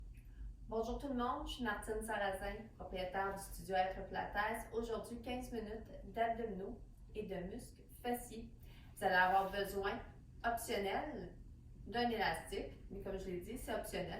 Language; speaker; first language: French; native; French